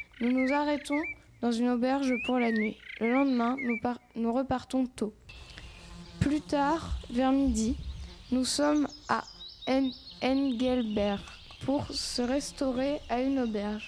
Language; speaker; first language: French; native; French